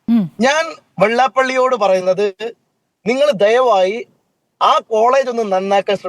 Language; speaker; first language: Malayalam; native; Malayalam